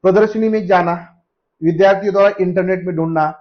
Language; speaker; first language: Hindi; non-native, local second language; Marathi